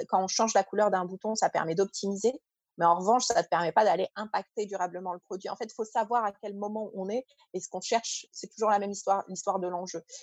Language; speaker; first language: French; early bilingual, other home language; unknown